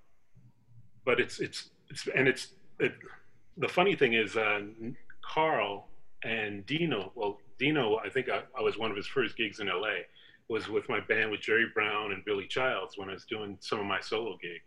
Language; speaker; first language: English; native; English